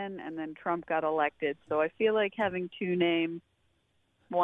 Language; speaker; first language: English; native; English